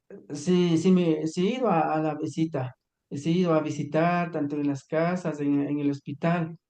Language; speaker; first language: Spanish; non-native, local second language; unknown